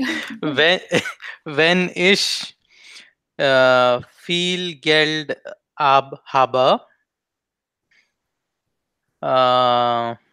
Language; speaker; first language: German; non-native, learner; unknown